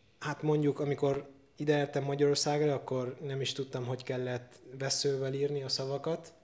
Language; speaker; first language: Hungarian; non-native, learner; Spanish